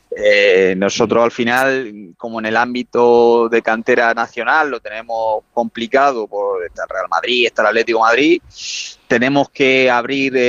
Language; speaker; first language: Spanish; native; Spanish